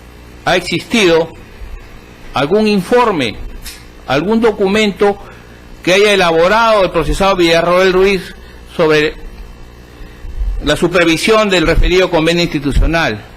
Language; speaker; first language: Spanish; native; Spanish